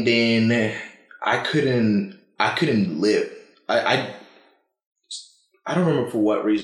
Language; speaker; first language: English; non-native, fluent; Spanish